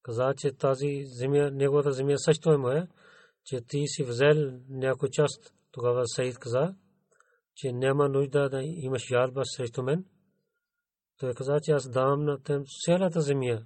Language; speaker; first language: Bulgarian; non-native, learner; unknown